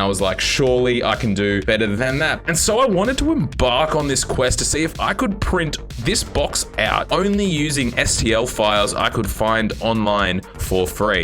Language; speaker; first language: English; native; English